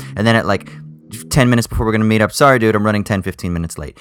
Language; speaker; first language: English; native; English